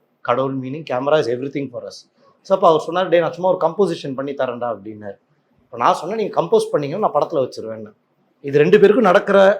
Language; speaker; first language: Tamil; native; Tamil